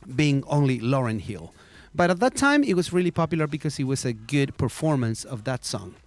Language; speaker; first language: English; non-native, fluent; Spanish